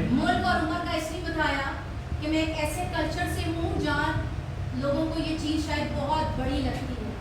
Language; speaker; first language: Urdu; native; Urdu